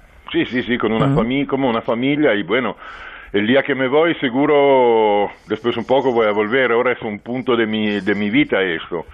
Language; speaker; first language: Spanish; non-native, fluent; Italian